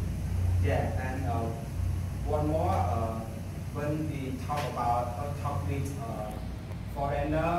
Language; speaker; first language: English; non-native, learner; Khmer